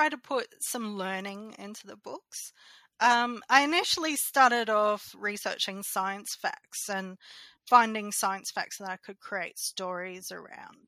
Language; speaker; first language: English; native; English